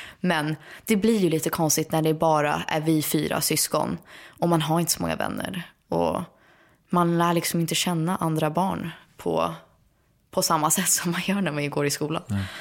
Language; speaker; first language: Swedish; early bilingual, heritage; Swedish